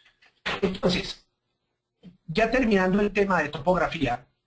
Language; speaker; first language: Spanish; native; Spanish